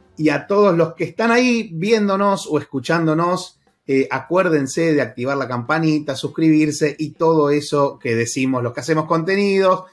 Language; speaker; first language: Spanish; native; Spanish